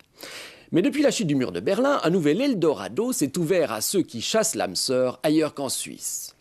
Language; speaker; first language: French; native; French